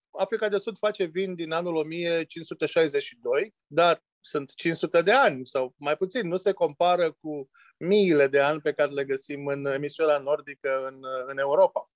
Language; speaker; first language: Romanian; native; Romanian